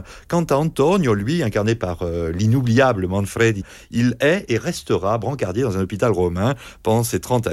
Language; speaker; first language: French; native; French